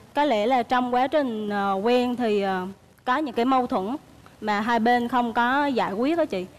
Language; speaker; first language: Vietnamese; native; Vietnamese